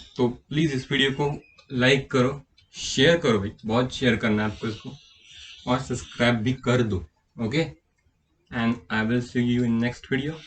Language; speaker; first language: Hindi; non-native, local second language; Marathi